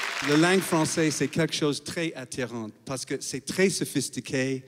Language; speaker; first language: French; non-native, fluent; English